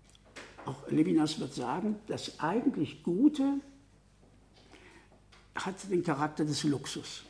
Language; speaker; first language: German; native; German